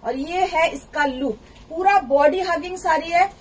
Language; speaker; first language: Hindi; non-native, local second language; Bangla